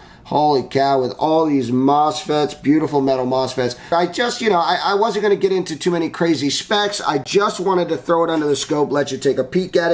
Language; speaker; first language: English; native; English